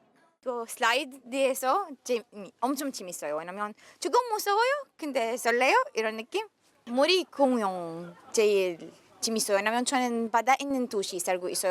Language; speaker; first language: Korean; non-native, learner; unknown